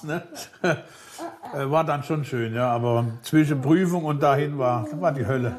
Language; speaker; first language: German; native; German